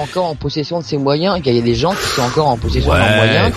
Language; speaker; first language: French; native; French